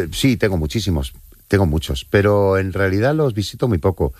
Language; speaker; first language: Spanish; native; Spanish